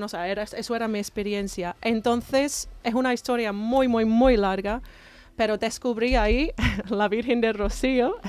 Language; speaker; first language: Spanish; non-native, fluent; English